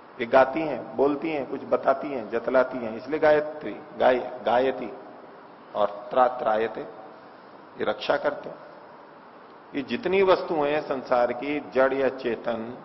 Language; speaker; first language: Hindi; native; Hindi